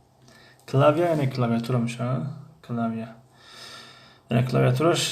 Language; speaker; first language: Turkish; non-native, fluent; Tajik